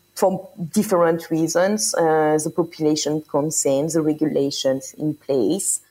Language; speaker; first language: English; non-native, fluent; French